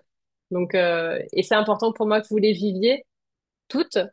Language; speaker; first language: French; native; French